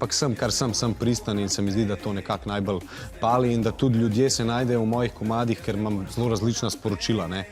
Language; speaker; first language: Slovenian; early bilingual, other home language; Serbian